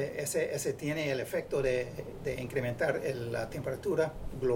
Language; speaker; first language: Spanish; non-native, fluent; English